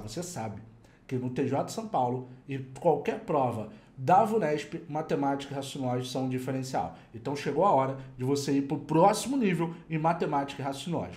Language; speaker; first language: Portuguese; native; Portuguese